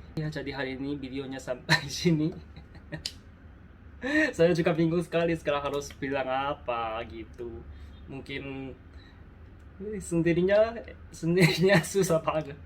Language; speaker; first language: Indonesian; non-native, learner; Korean